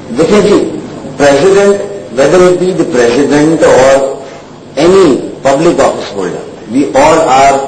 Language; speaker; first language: English; non-native, local second language; Urdu